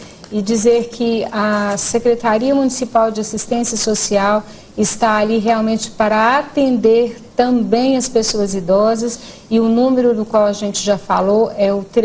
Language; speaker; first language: Portuguese; native; Portuguese